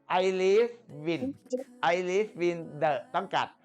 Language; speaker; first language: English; non-native, fluent; Thai